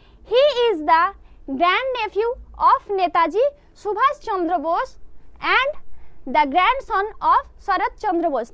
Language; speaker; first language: English; non-native, local second language; Bangla